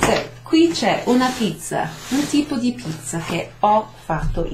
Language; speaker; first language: Italian; non-native, fluent; English